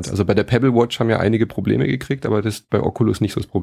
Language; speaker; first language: German; native; German